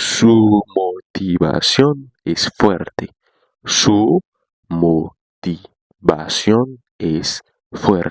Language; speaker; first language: Spanish; non-native, learner; Haitian Creole